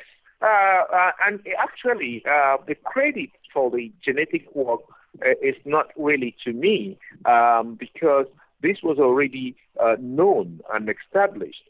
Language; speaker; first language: English; non-native, local second language; Igbo